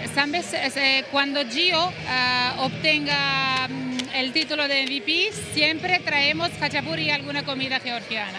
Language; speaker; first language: Spanish; non-native, fluent; Georgian